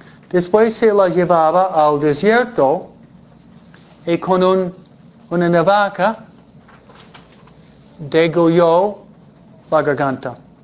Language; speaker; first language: Spanish; native; Spanish